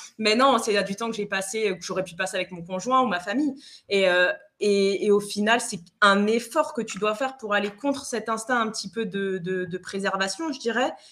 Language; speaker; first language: French; non-native, fluent; Spanish